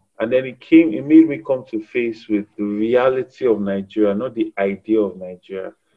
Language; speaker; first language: English; non-native, local second language; Yoruba